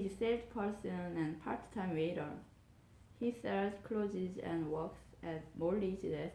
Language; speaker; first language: English; non-native, learner; Korean